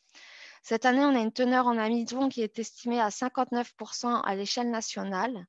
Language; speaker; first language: French; native; French